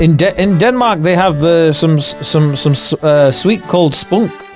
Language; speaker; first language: English; native; English